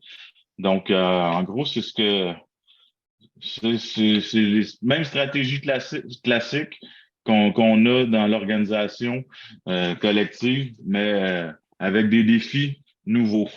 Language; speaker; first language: French; native; French